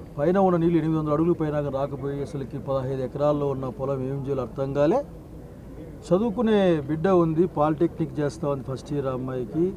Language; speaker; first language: Telugu; native; Telugu